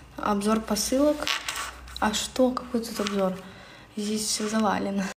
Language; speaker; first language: Russian; native; Russian